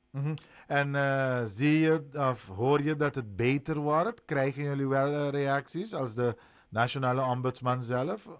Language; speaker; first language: Dutch; non-native, local second language; Papiamento